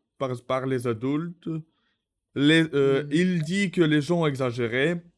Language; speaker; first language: French; non-native, learner; Russian